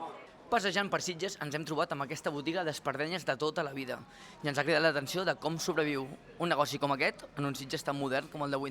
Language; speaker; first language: Catalan; native; Catalan